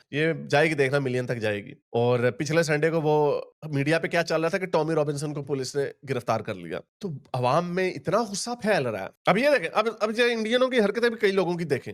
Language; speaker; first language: Urdu; native; Urdu